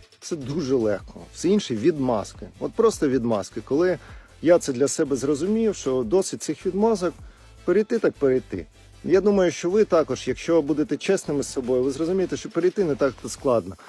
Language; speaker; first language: Ukrainian; non-native, local second language; Russian